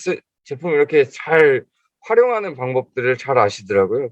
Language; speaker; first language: Korean; native; Korean